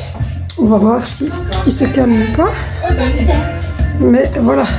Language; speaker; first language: French; native; French